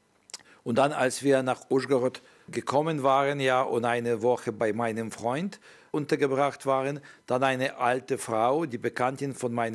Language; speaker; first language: German; non-native, learner; Ukrainian